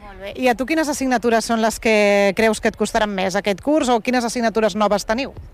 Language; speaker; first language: Catalan; native; Catalan